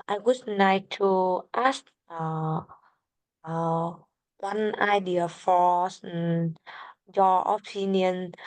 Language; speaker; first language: English; non-native, learner; Vietnamese